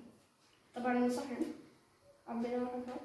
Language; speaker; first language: Arabic; native; Arabic